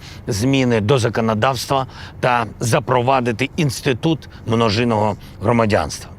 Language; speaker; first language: Ukrainian; non-native, local second language; Russian